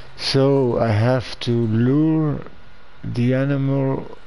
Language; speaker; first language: English; non-native, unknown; Dutch